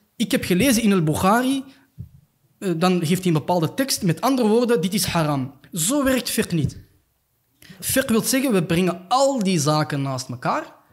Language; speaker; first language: Dutch; early bilingual, other home language; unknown